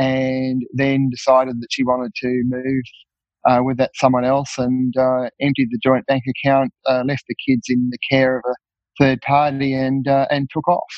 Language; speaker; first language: English; native; English